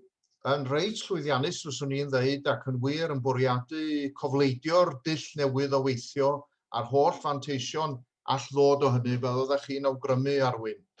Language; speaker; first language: Welsh; native; Welsh